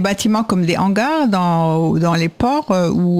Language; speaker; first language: French; native; French